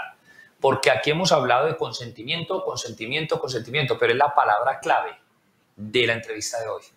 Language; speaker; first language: Spanish; native; Spanish